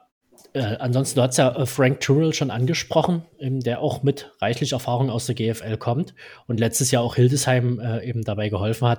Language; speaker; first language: German; native; German